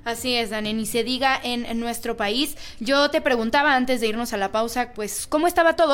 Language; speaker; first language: Spanish; native; Spanish